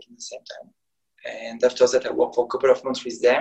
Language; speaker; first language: English; non-native, fluent; French